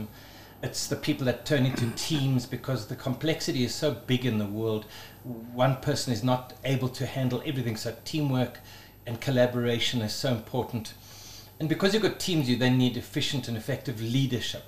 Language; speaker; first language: English; native; English